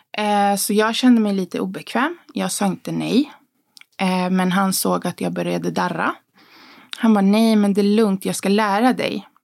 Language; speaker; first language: Swedish; early bilingual, other home language; Spanish